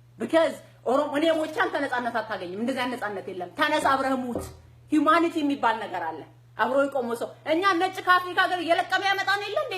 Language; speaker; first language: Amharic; non-native, local second language; Oromo